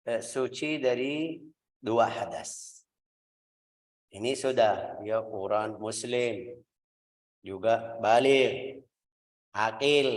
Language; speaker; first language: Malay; non-native, fluent; Arabic